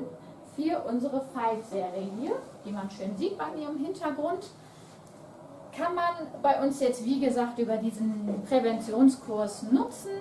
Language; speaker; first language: German; native; German